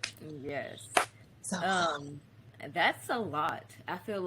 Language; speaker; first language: English; native; English